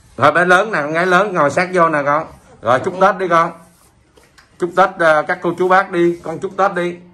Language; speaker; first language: Vietnamese; native; Vietnamese